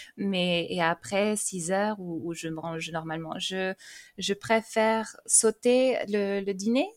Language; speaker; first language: French; early bilingual, other home language; English